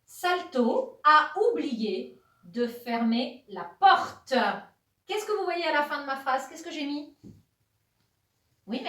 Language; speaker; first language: French; native; French